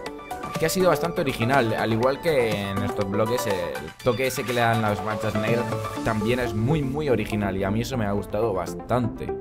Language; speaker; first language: Spanish; native; Spanish